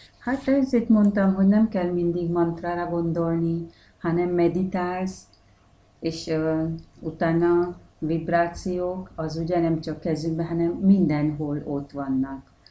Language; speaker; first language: Hungarian; non-native, learner; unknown